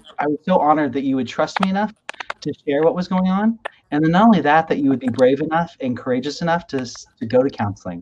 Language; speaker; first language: English; native; English